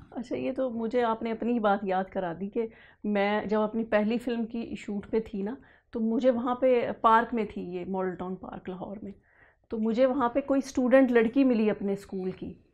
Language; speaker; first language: Urdu; native; Urdu